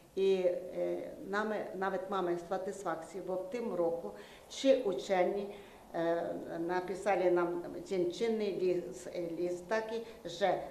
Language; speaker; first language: Polish; non-native, learner; Ukrainian